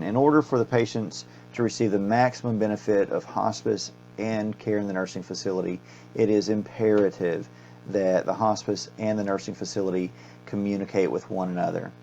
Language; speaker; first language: English; native; English